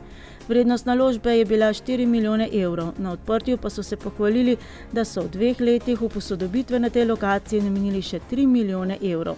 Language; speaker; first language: Slovenian; native; Slovenian